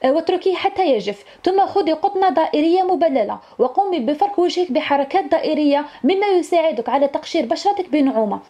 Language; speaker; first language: Arabic; native; Arabic